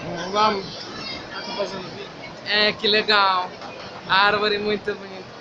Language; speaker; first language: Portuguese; non-native, learner; Ukrainian